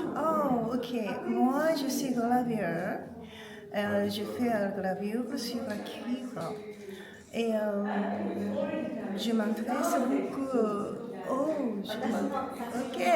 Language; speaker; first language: French; non-native, learner; Japanese